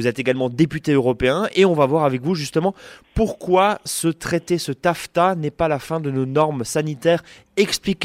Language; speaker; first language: French; native; French